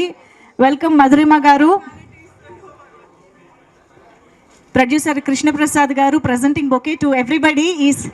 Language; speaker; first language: Telugu; native; Telugu